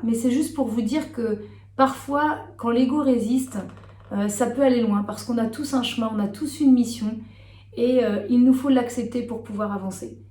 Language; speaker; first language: French; native; French